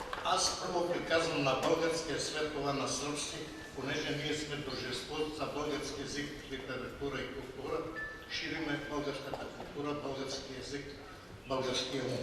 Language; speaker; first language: Bulgarian; non-native, local second language; Serbian